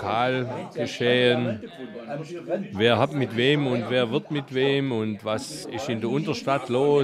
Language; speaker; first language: German; native; German